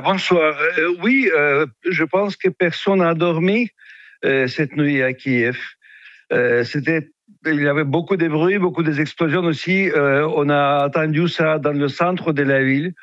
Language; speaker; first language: French; non-native, fluent; Ukrainian